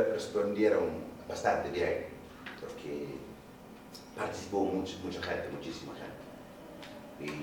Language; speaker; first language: Spanish; non-native, fluent; Wolof